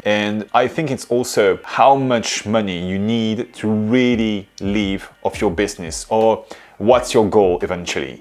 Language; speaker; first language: English; non-native, fluent; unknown